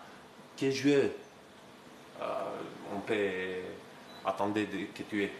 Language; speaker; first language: French; non-native, learner; Greek